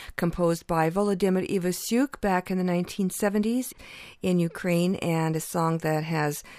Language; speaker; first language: English; early bilingual, other home language; Ukrainian